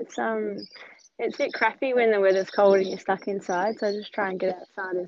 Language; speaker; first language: English; native; English